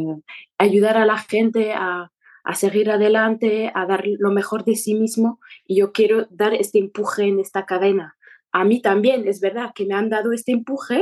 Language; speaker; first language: Spanish; non-native, fluent; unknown